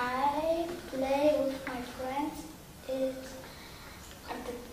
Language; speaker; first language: English; non-native, learner; Polish